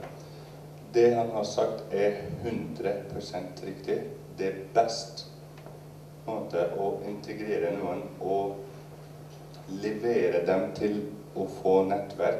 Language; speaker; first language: Norwegian; non-native, learner; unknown